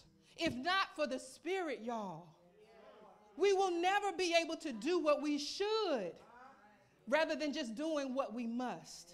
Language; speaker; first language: English; native; English